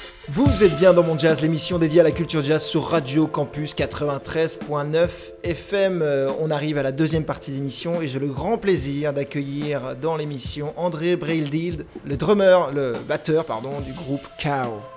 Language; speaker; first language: French; native; French